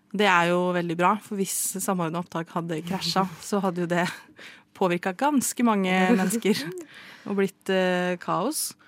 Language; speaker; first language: Norwegian; native; Norwegian